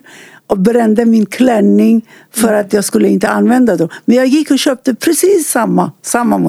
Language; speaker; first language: Swedish; non-native, fluent; Persian